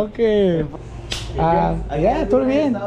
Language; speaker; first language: Spanish; non-native, learner; English